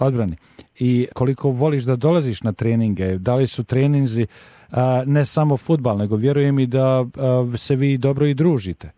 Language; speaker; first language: Serbian; native; Serbian